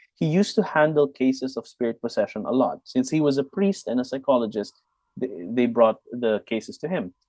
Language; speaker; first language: English; non-native, local second language; Hiligaynon